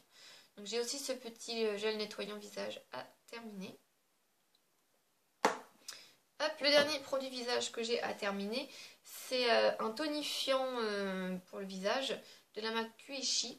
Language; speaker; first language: French; native; French